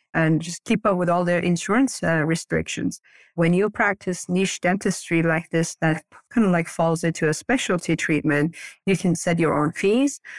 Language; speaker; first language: English; early bilingual, other home language; Persian